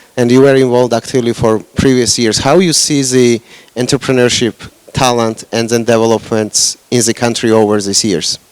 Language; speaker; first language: English; non-native, fluent; Georgian